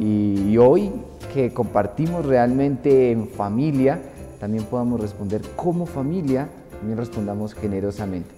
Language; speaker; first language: Spanish; native; Spanish